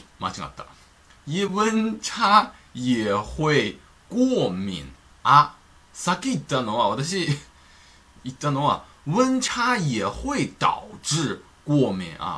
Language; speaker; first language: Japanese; non-native, fluent; Chinese